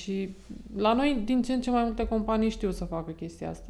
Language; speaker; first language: Romanian; native; Romanian